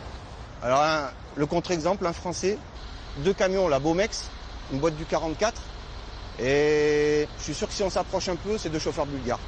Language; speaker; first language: French; native; French